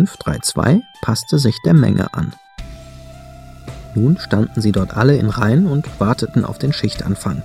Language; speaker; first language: German; native; German